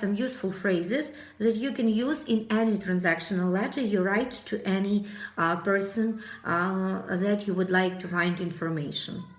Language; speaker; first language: English; non-native, fluent; Ukrainian